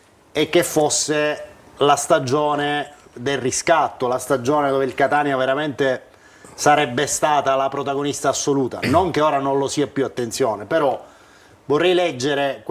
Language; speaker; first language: Italian; native; Italian